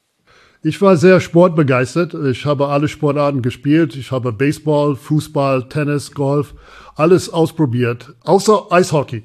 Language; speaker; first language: German; non-native, fluent; English